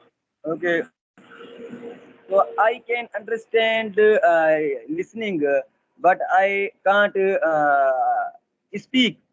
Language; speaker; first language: English; non-native, learner; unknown